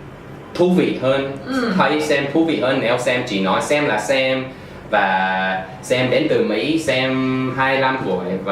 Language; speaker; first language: Vietnamese; non-native, fluent; English